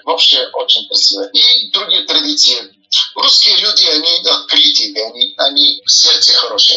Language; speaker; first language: Russian; non-native, learner; Bulgarian